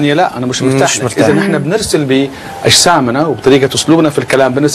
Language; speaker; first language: Arabic; native; Arabic